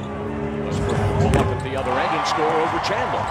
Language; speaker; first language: English; native; English